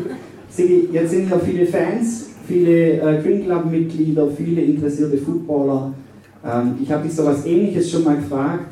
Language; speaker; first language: German; native; German